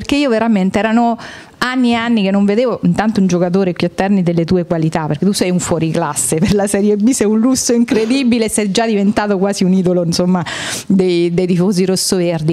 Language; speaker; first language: Italian; native; Italian